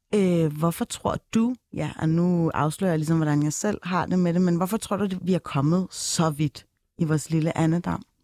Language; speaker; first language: Danish; native; Danish